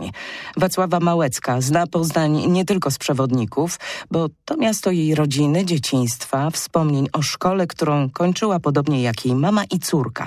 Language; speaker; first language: Polish; native; Polish